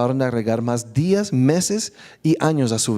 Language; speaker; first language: Spanish; native; Spanish